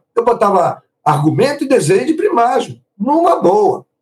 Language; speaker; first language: Portuguese; non-native, fluent; Italian